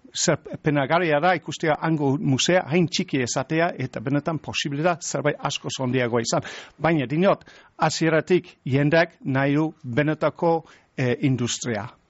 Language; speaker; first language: Basque; non-native, fluent; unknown